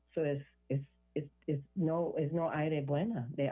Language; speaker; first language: Spanish; non-native, learner; English